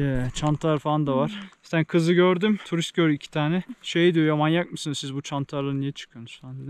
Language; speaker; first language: Turkish; native; Turkish